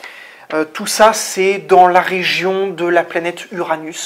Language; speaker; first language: French; native; French